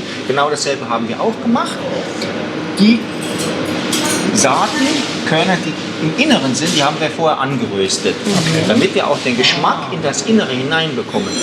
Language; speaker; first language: German; native; German